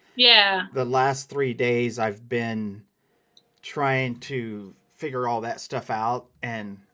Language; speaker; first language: English; native; English